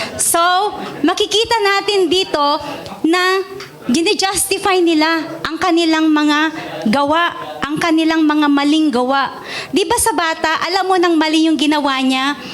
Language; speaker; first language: Filipino; non-native, local second language; Iloko